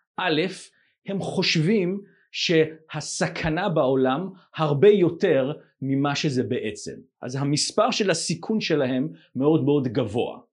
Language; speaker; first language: Hebrew; non-native, fluent; English